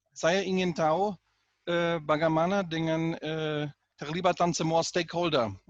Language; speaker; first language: Indonesian; non-native, fluent; German